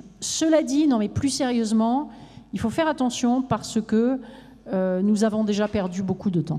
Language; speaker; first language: French; native; French